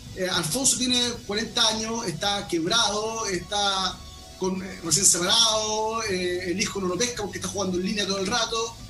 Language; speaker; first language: Spanish; native; Spanish